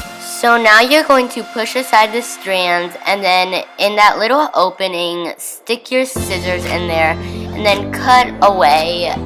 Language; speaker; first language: English; native; English